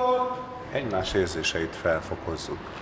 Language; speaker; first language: Hungarian; native; Hungarian